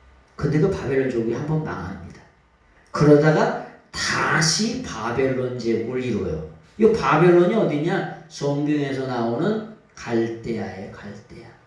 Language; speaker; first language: Korean; native; Korean